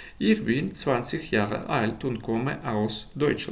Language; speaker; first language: German; non-native, fluent; Ukrainian